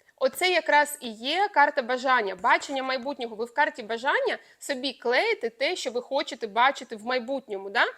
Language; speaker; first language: Ukrainian; non-native, local second language; Russian